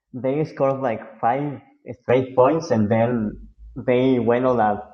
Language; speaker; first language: English; non-native, fluent; Spanish